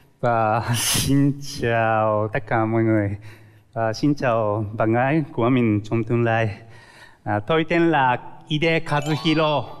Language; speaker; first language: Vietnamese; non-native, learner; Japanese